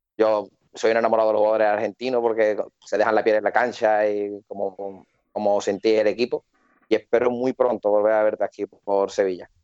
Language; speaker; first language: Spanish; native; Spanish